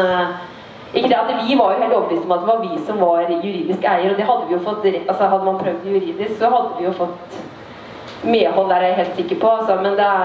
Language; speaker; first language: Norwegian; native; Norwegian